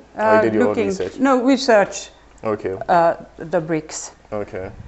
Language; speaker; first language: English; non-native, fluent; Finnish